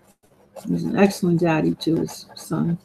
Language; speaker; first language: English; native; English